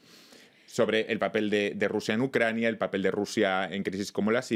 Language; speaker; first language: Spanish; native; Spanish